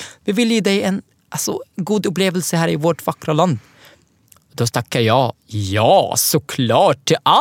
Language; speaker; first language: Swedish; non-native, learner; Arabic